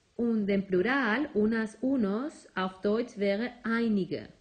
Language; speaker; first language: German; non-native, fluent; Spanish